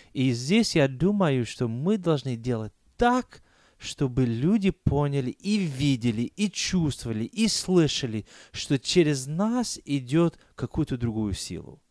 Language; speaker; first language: Russian; non-native, fluent; English